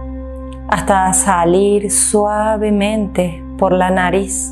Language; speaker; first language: Spanish; native; Spanish